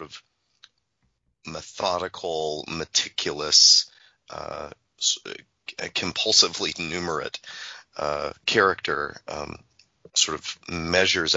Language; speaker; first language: English; native; English